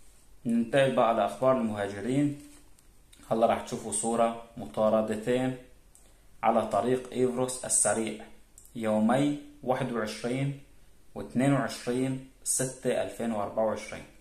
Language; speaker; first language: Arabic; native; Arabic